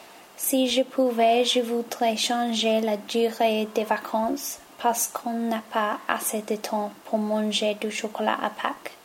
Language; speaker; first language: French; non-native, learner; English